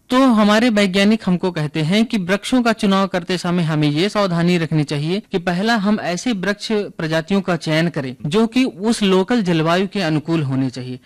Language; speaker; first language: Hindi; native; Hindi